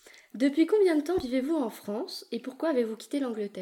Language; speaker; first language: French; native; French